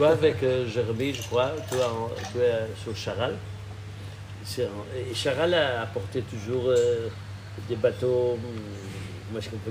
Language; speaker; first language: French; non-native, fluent; Portuguese